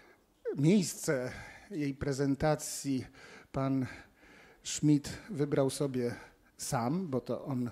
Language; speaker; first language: Polish; native; Polish